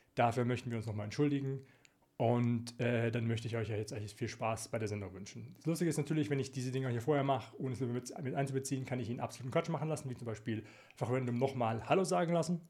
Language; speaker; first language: German; native; German